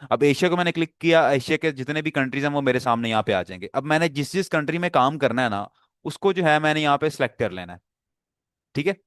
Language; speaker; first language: Urdu; non-native, local second language; Punjabi